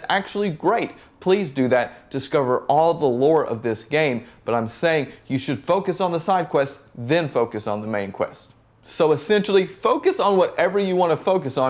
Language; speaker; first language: English; native; English